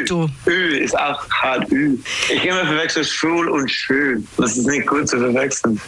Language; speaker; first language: German; non-native, learner; English